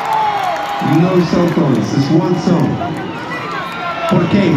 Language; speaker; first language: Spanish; non-native, learner; English